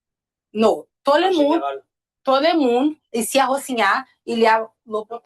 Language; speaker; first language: French; non-native, learner; Portuguese